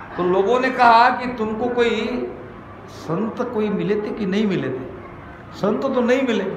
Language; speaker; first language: Hindi; non-native, local second language; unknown